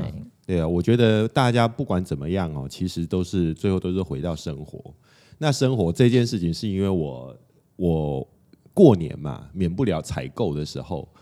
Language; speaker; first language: Chinese; native; Chinese